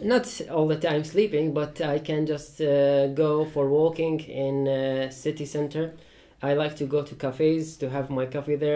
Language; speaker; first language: English; non-native, fluent; Persian